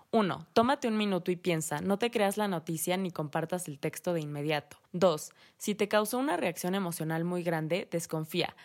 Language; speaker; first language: Spanish; native; Spanish